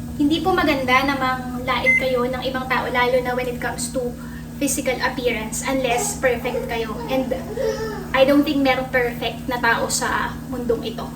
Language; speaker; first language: Filipino; native; Filipino